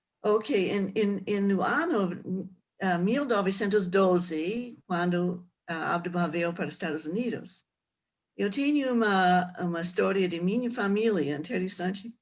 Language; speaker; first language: Portuguese; non-native, learner; English